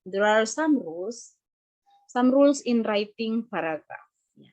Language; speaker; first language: English; non-native, fluent; Indonesian